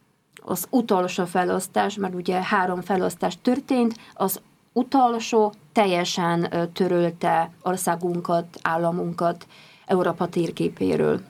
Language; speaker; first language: Hungarian; non-native, fluent; Polish